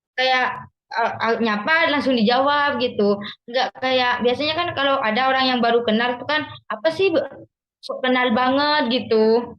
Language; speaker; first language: Indonesian; non-native, local second language; Madurese